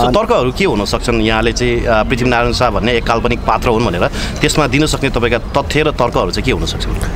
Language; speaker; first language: Nepali; native; Nepali